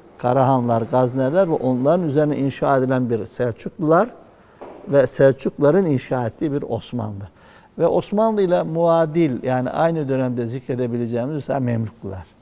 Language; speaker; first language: Turkish; native; Turkish